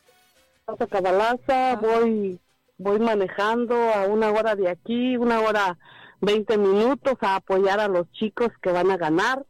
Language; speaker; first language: Spanish; native; Spanish